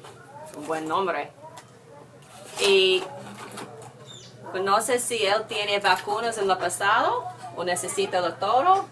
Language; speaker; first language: Spanish; non-native, learner; English